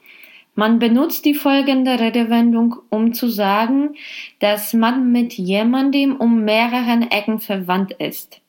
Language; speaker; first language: German; non-native, fluent; Polish